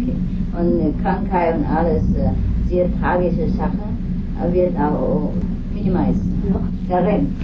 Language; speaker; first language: German; non-native, fluent; Vietnamese